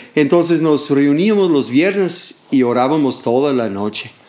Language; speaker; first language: Spanish; non-native, fluent; English